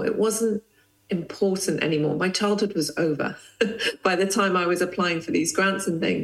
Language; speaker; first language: English; native; English